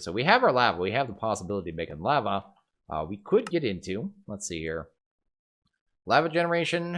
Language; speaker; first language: English; native; English